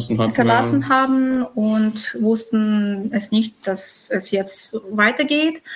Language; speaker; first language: German; non-native, fluent; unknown